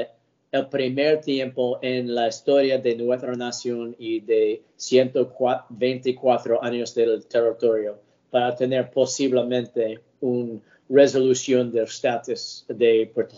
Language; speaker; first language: Spanish; early bilingual, heritage; English